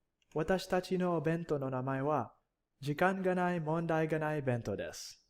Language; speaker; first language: Japanese; non-native, learner; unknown